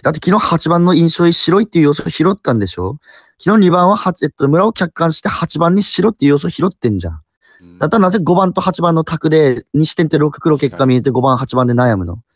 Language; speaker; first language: Japanese; native; Japanese